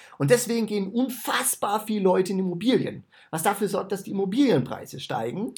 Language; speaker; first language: German; native; German